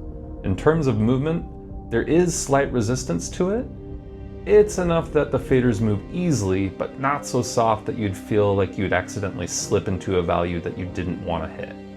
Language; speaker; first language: English; native; English